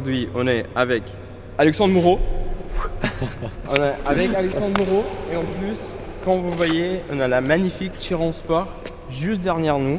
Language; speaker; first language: French; non-native, fluent; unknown